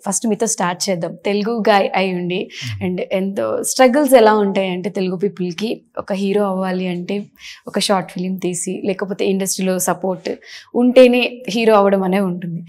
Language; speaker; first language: Telugu; native; Telugu